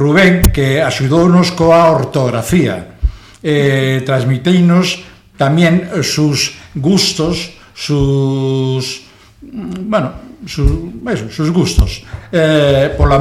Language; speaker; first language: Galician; non-native, local second language; Spanish